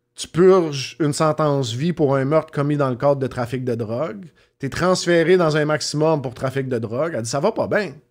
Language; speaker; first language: French; native; French